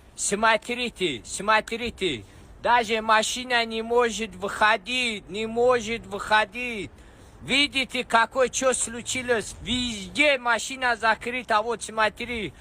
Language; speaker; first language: Russian; non-native, learner; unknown